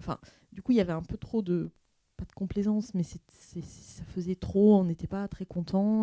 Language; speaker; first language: French; native; French